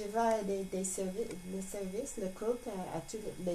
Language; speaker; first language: French; non-native, learner; English